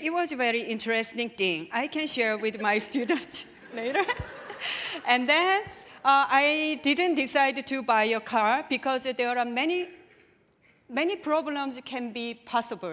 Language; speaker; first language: English; non-native, learner; Korean